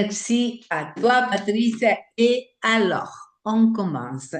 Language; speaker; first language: French; non-native, fluent; Spanish